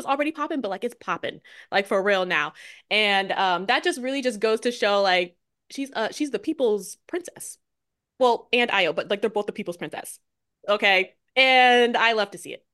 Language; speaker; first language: English; native; English